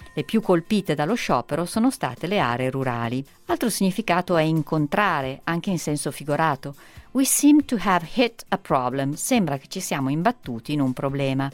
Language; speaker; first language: Italian; native; Italian